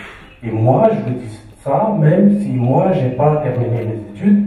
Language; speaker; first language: French; non-native, local second language; Arabic